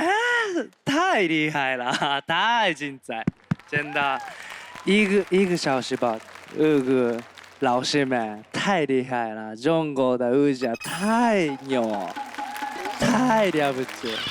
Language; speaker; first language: Chinese; non-native, learner; Japanese